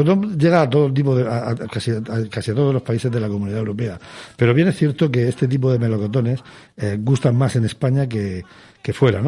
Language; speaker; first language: Spanish; native; Spanish